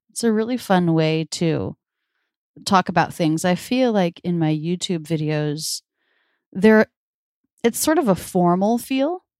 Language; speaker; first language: English; native; English